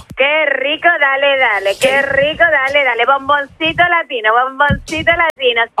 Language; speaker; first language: Spanish; native; Spanish